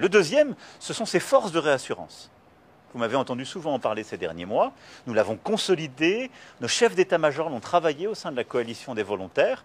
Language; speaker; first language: French; native; French